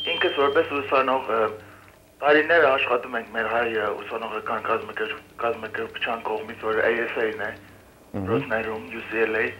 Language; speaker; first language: Armenian; early bilingual, heritage; Armenian